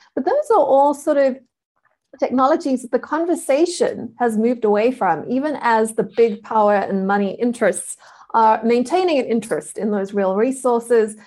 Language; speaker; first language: English; native; English